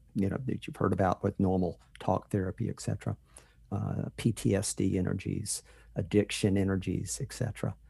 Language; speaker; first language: English; native; English